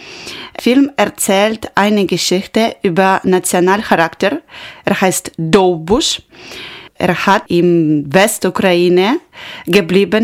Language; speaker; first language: German; non-native, learner; Ukrainian